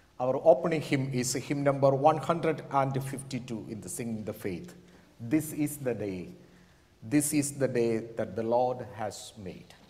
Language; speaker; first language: English; non-native, local second language; Malayalam